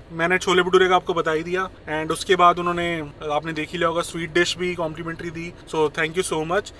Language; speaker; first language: Hindi; native; Hindi